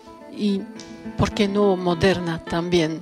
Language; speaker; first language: Spanish; non-native, fluent; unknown